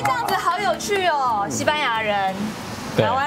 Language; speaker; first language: Chinese; native; Chinese